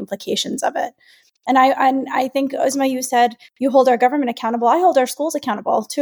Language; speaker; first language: English; native; English